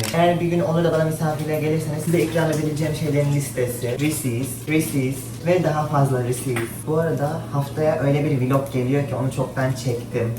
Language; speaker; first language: Turkish; native; Turkish